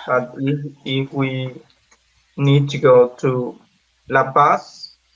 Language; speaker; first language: English; non-native, learner; Spanish